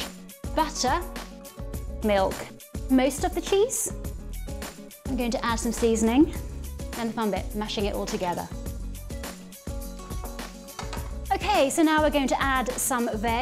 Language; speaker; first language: English; native; English